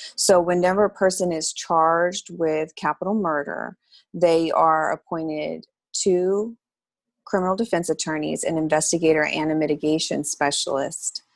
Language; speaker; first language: English; native; English